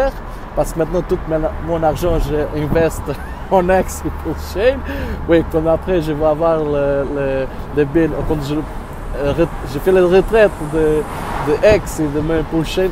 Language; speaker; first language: French; non-native, learner; Portuguese